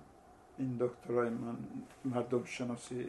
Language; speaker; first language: Persian; non-native, fluent; Italian